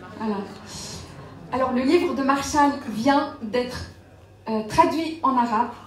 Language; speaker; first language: French; non-native, local second language; Arabic